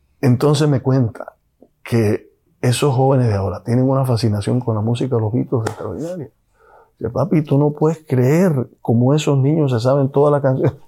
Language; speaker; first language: Spanish; native; Spanish